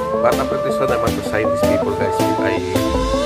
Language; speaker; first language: English; non-native, learner; Filipino